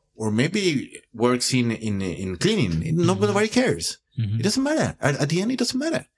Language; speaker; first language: English; non-native, fluent; Spanish